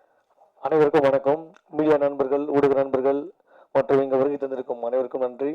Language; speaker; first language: Tamil; native; Tamil